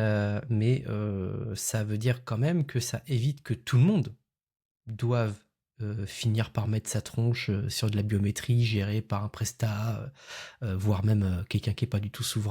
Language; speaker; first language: French; native; French